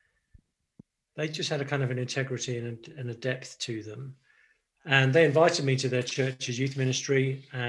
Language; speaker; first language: English; native; English